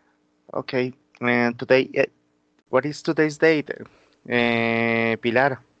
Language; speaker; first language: English; non-native, fluent; Spanish